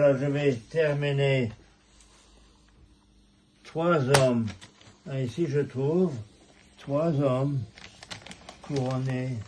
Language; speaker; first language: French; non-native, fluent; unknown